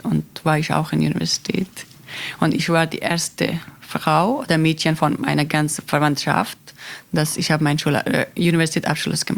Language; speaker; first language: German; non-native, learner; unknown